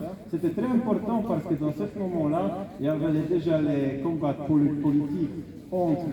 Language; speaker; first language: French; non-native, fluent; Polish